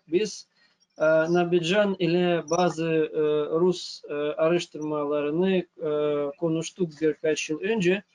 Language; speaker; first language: Turkish; non-native, fluent; Russian